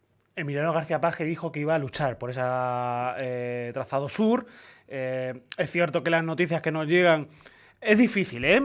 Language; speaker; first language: Spanish; native; Spanish